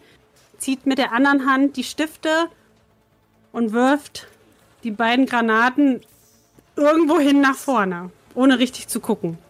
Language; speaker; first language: German; native; German